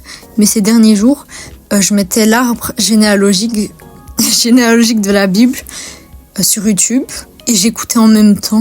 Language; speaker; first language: French; native; French